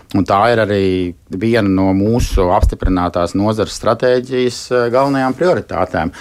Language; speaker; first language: Latvian; native; Latvian